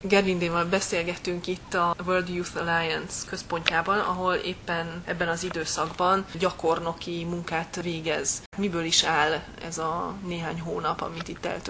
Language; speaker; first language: Hungarian; native; Hungarian